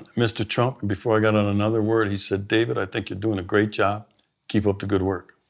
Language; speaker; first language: English; native; English